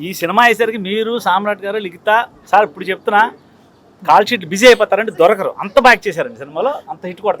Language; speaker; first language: Telugu; native; Telugu